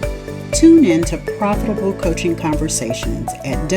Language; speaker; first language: English; native; English